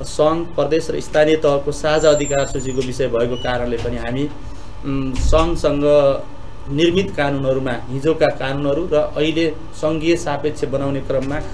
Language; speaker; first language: Nepali; native; Nepali